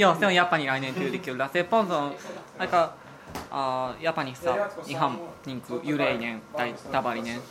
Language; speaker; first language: Finnish; non-native, learner; Japanese